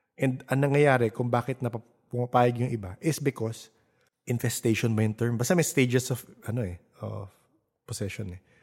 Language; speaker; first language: Filipino; native; Filipino